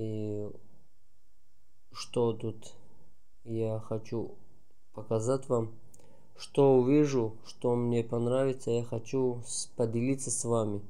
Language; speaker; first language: Russian; non-native, learner; Tajik